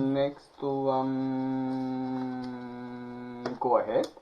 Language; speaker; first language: English; non-native, learner; Japanese